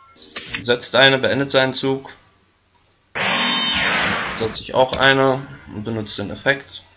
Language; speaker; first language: German; native; German